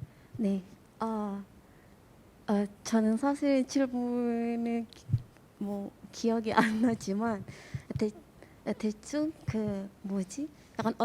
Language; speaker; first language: Korean; non-native, fluent; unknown